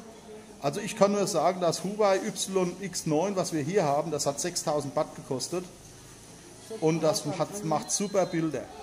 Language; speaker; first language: German; native; German